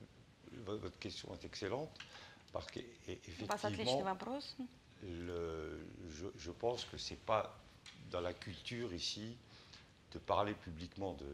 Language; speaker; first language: French; native; French